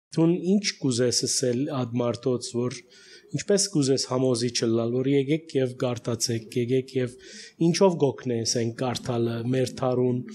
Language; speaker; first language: Armenian; early bilingual, heritage; Armenian